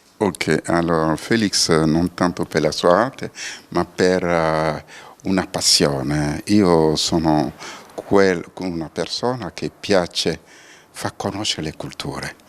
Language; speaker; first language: Italian; non-native, fluent; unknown